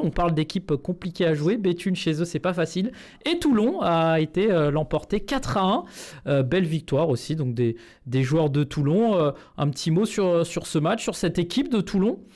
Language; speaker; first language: French; native; French